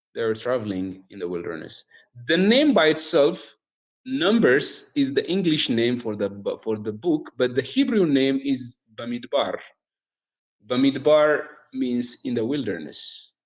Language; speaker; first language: English; non-native, local second language; Amharic